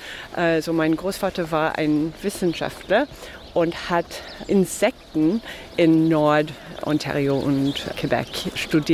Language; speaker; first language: German; non-native, fluent; English